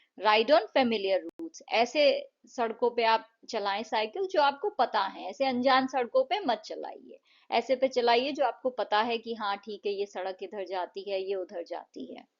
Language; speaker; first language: Hindi; native; Hindi